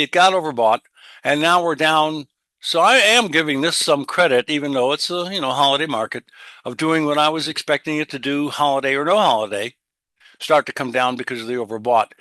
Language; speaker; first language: English; native; English